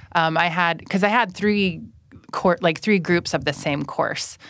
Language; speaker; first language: English; native; English